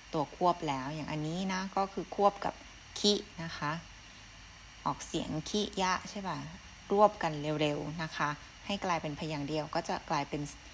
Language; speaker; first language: Thai; native; Thai